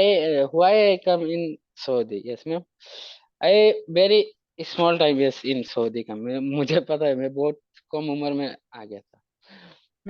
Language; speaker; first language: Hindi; non-native, local second language; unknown